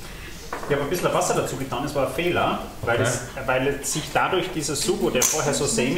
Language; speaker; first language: German; native; German